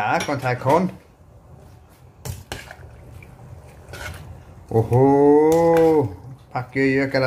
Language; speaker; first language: Thai; non-native, learner; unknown